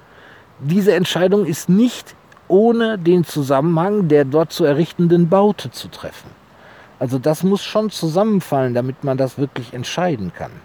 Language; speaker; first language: German; native; German